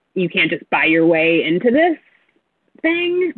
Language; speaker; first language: English; native; English